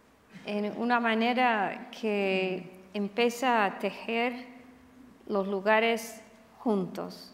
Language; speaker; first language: Spanish; non-native, fluent; English